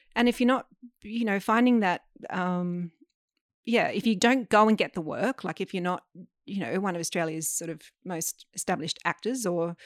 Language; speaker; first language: English; native; English